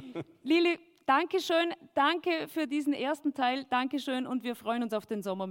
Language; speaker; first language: German; native; German